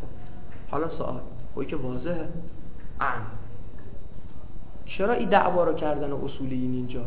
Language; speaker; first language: Persian; native; Persian